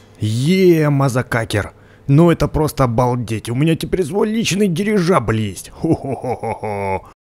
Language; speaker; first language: Russian; native; Russian